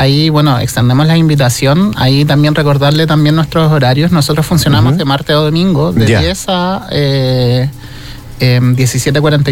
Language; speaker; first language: Spanish; native; Spanish